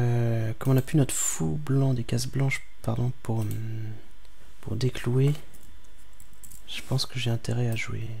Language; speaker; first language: French; native; French